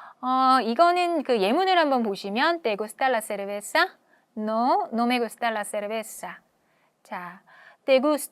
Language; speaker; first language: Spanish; non-native, fluent; Korean